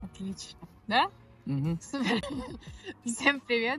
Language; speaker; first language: Russian; native; Russian